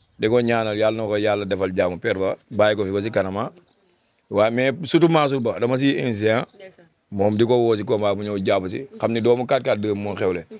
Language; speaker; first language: Wolof; non-native, local second language; Fula